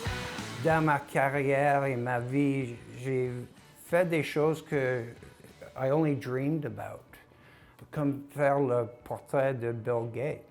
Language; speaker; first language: French; non-native, local second language; English